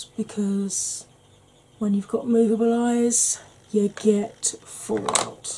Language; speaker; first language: English; native; English